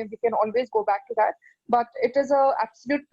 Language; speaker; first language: Hindi; native; Hindi